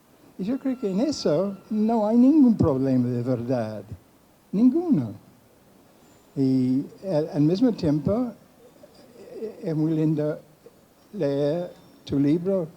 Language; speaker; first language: Spanish; non-native, fluent; English